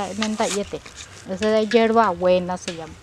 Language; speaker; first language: Spanish; non-native, local second language; Guarani